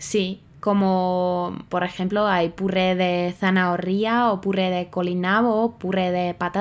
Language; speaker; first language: Spanish; non-native, fluent; Finnish